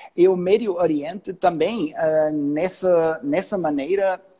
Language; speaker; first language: Portuguese; non-native, fluent; German